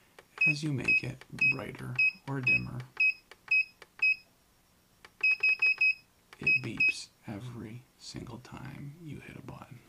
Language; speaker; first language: English; native; English